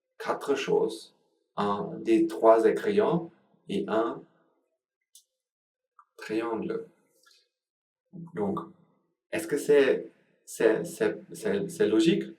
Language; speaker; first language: French; non-native, learner; Sinhala